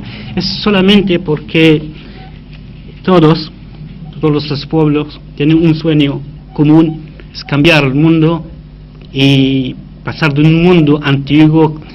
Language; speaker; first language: Spanish; non-native, fluent; Arabic